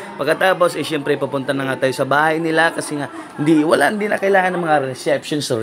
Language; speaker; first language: Filipino; non-native, local second language; Cebuano